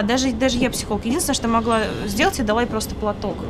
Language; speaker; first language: Russian; native; Russian